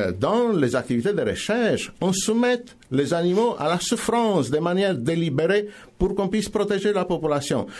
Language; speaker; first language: French; non-native, fluent; Romanian